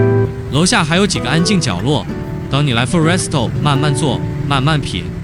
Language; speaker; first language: Chinese; native; Chinese